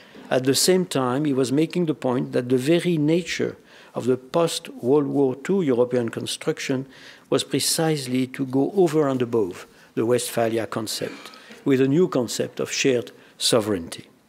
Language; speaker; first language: English; non-native, fluent; French